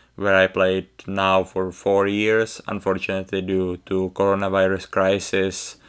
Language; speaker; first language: English; non-native, fluent; Czech